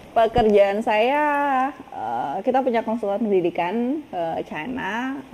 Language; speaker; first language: Indonesian; native; Indonesian